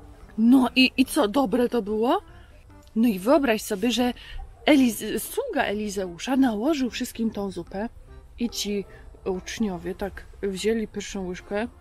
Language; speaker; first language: Polish; native; Polish